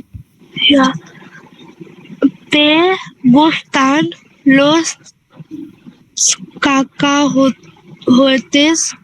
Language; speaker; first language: Spanish; non-native, learner; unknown